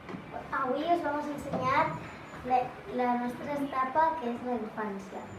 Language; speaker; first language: Catalan; non-native, local second language; Spanish